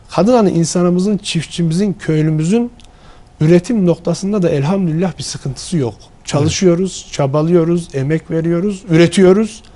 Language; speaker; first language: Turkish; native; Turkish